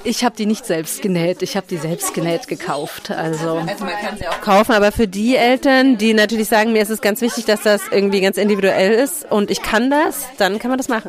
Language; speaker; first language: German; native; German